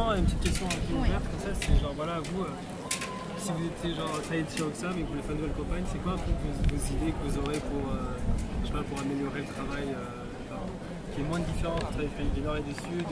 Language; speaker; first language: French; native; French